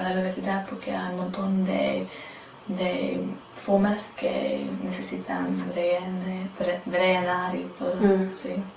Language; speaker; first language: Spanish; non-native, learner; English